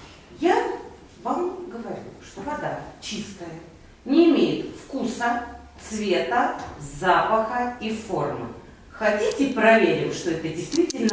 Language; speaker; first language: Russian; native; Russian